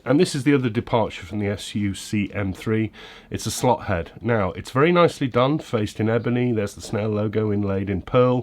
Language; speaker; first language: English; native; English